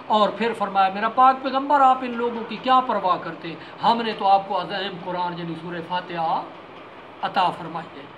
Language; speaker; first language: Urdu; non-native, local second language; Punjabi